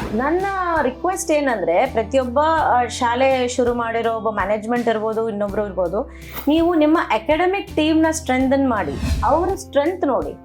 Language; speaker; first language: Kannada; non-native, local second language; Telugu